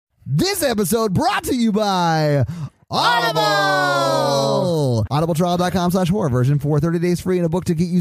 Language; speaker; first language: English; native; English